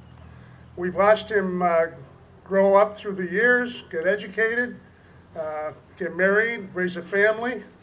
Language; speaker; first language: English; native; English